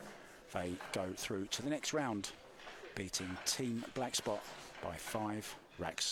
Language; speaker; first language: English; native; English